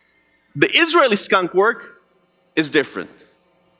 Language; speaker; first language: English; non-native, fluent; Hebrew